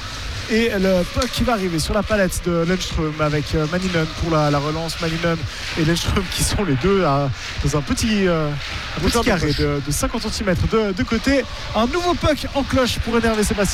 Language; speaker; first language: French; native; French